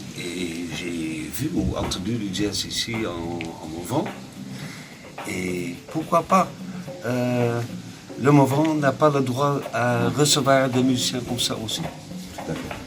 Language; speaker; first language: French; non-native, fluent; Dutch